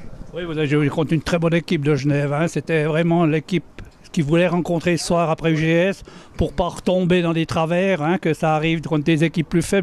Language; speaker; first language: French; native; French